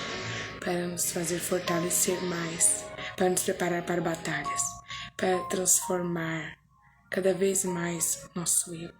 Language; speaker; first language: Portuguese; native; Portuguese